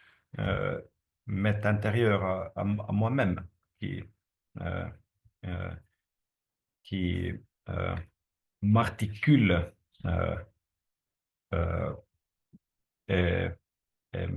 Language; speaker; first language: French; non-native, fluent; Estonian